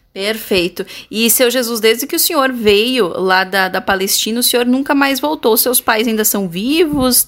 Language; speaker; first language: Portuguese; native; Portuguese